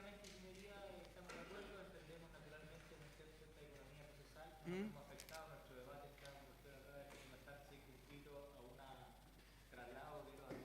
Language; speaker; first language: Spanish; native; Spanish